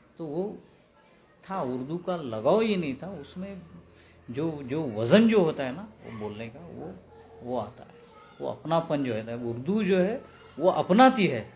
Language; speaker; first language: Hindi; non-native, local second language; Urdu